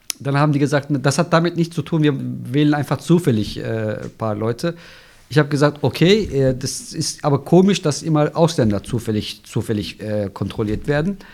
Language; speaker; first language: German; non-native, fluent; Turkish